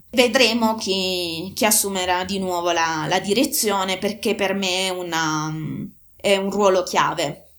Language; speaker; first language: Italian; native; Italian